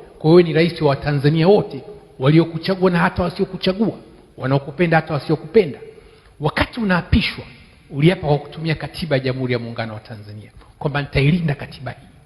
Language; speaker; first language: Swahili; non-native, local second language; Sukuma